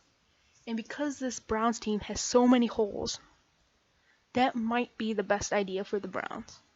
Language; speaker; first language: English; native; English